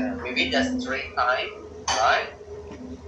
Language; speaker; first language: English; non-native, learner; Indonesian